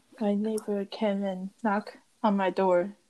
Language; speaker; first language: English; non-native, learner; Chinese